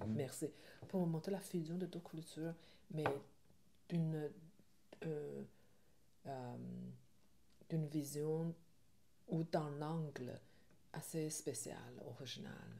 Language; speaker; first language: French; non-native, learner; Chinese